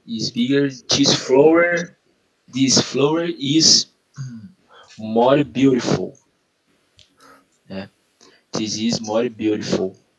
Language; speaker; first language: English; non-native, learner; Portuguese